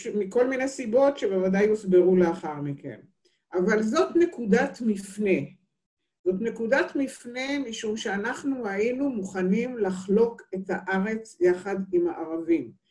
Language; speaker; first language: Hebrew; native; Hebrew